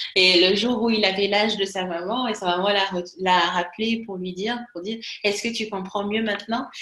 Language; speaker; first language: French; non-native, local second language; Lingala